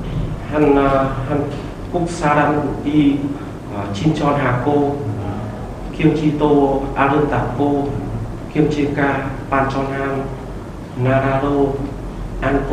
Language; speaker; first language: Korean; non-native, learner; Vietnamese